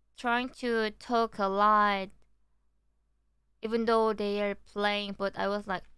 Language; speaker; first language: English; non-native, learner; Korean